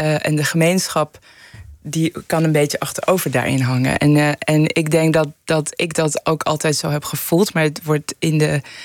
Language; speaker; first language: Dutch; early bilingual, other home language; Persian